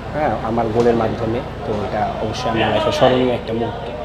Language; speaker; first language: Bangla; native; Bangla